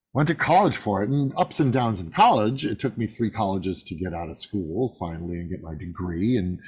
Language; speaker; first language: English; native; English